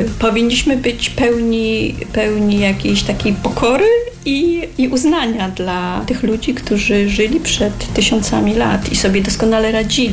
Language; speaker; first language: Polish; native; Polish